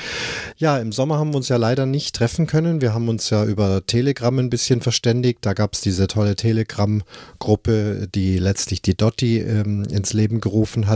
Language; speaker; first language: German; native; German